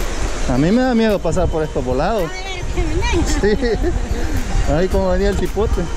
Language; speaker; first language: Spanish; native; Spanish